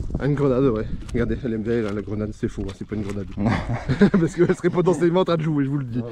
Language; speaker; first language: French; native; French